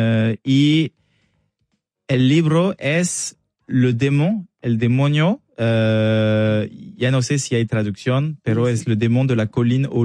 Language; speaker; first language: Spanish; non-native, learner; French